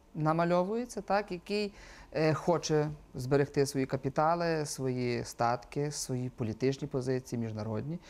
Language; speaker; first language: Ukrainian; native; Ukrainian